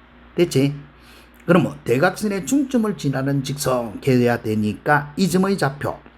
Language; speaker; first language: Korean; native; Korean